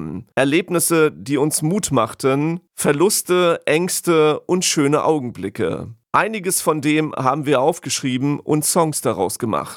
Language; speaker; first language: German; native; German